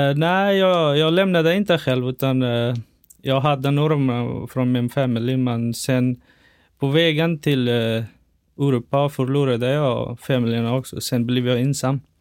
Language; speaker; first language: Swedish; non-native, fluent; Persian